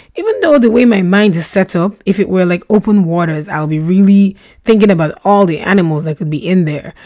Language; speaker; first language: English; non-native, local second language; Russian